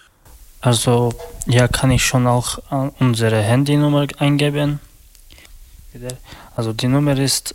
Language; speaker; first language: German; non-native, learner; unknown